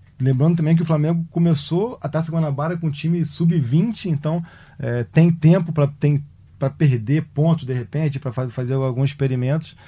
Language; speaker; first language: Portuguese; native; Portuguese